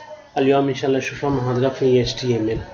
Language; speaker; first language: Arabic; non-native, learner; Urdu